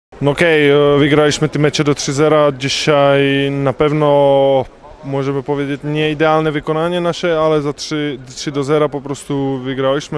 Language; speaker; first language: Polish; non-native, learner; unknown